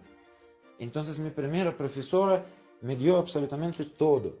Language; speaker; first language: Spanish; non-native, fluent; Russian